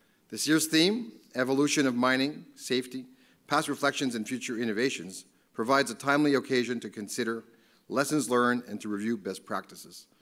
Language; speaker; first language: English; native; English